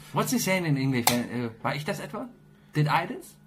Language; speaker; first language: English; non-native, fluent; German